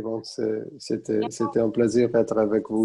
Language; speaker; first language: French; non-native, fluent; Portuguese